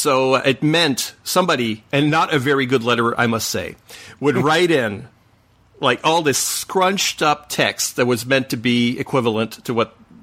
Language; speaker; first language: English; non-native, fluent; French